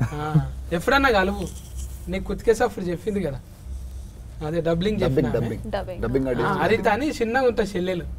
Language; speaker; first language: Telugu; native; Telugu